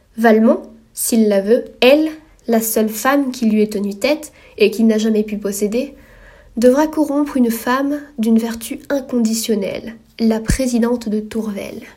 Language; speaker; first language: French; native; French